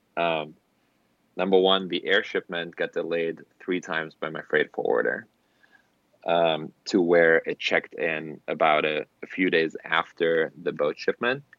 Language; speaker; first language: English; non-native, fluent; German